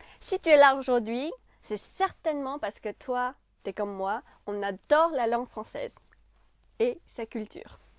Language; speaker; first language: French; non-native, fluent; Chinese